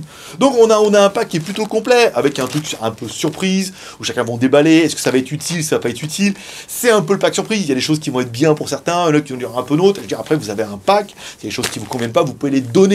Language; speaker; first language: French; native; French